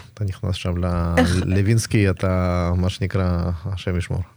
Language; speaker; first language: Hebrew; non-native, fluent; Russian